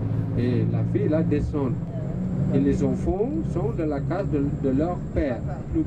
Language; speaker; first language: French; non-native, learner; Balinese